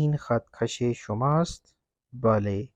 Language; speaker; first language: Persian; non-native, fluent; Urdu